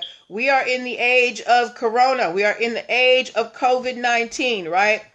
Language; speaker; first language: English; native; English